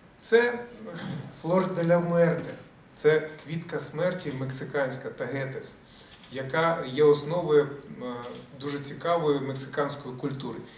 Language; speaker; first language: Ukrainian; early bilingual, other home language; Russian